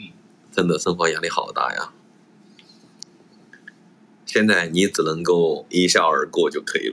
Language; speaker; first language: Chinese; native; Chinese